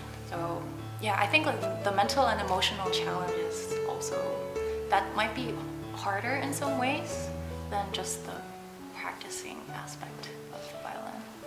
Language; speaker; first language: English; early bilingual, other home language; Korean